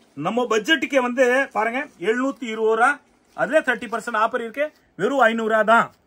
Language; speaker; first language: Tamil; non-native, local second language; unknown